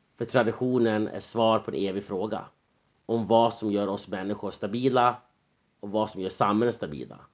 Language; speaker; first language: Swedish; native; Swedish